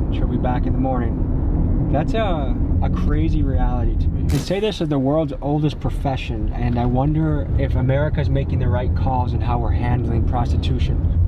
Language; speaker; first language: English; native; English